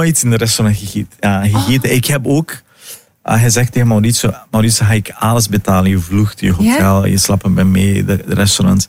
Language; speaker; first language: Dutch; non-native, learner; Portuguese